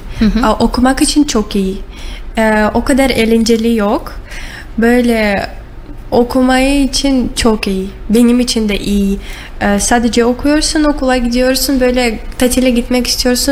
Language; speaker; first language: Turkish; non-native, learner; Russian